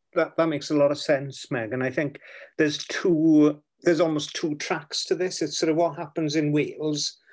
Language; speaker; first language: English; native; English